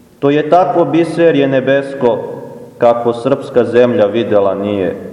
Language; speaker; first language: Serbian; native; Serbian